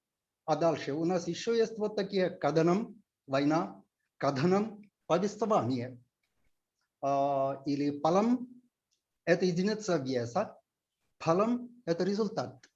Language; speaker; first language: Russian; non-native, fluent; Telugu